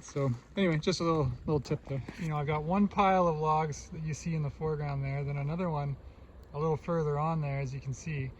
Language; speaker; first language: English; native; English